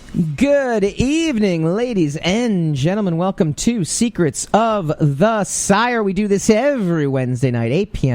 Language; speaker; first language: English; native; English